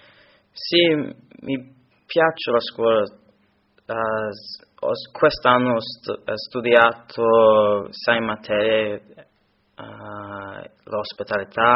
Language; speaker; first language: Italian; non-native, learner; English